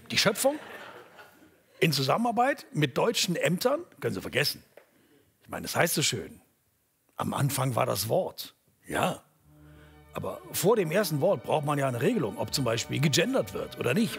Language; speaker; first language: German; native; German